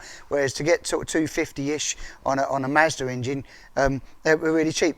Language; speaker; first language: English; native; English